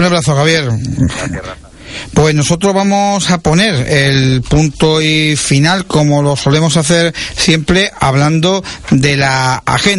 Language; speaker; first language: Spanish; native; Spanish